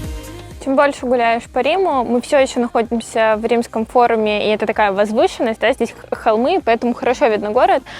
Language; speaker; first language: Russian; native; Russian